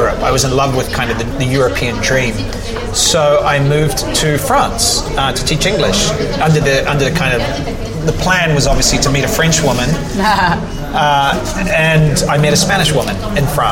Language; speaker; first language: English; native; English